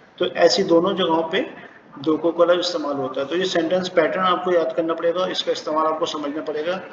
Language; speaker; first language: Urdu; native; Urdu